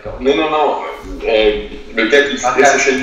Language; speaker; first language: French; native; French